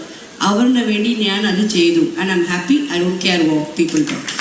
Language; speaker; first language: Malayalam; non-native, local second language; Tamil